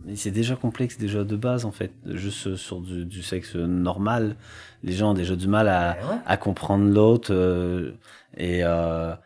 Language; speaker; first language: French; native; French